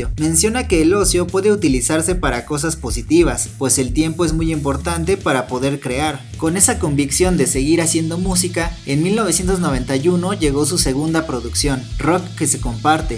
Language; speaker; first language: Spanish; native; Spanish